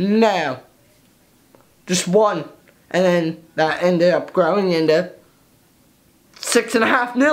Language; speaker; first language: English; native; English